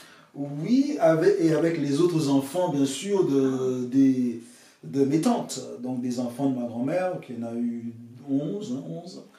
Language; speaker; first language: French; non-native, fluent; English